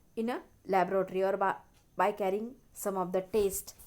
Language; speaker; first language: English; non-native, local second language; Marathi